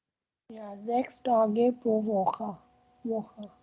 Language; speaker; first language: German; non-native, learner; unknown